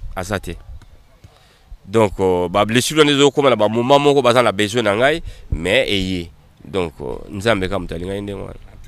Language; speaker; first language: Lingala; native; Lingala